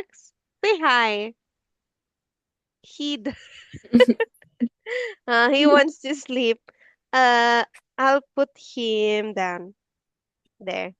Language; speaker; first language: English; non-native, fluent; Filipino